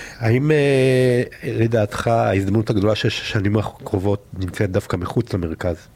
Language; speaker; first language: Hebrew; native; Hebrew